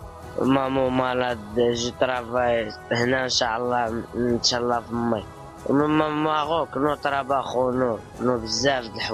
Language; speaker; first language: Spanish; non-native, learner; Arabic